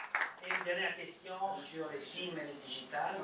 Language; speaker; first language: French; non-native, fluent; Italian